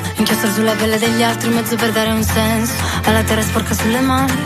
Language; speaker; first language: Italian; native; Italian